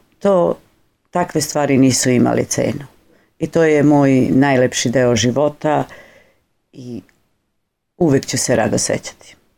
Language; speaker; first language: Serbian; native; Serbian